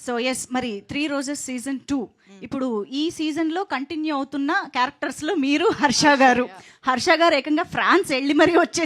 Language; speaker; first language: Telugu; native; Telugu